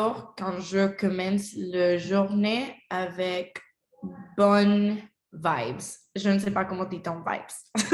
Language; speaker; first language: French; non-native, learner; Spanish